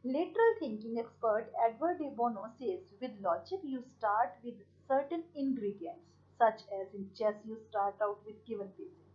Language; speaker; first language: English; non-native, local second language; Punjabi